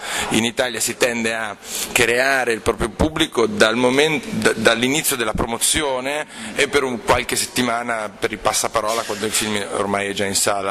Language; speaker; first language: Italian; native; Italian